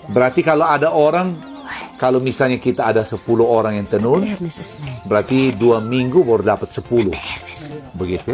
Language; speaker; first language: Indonesian; non-native, local second language; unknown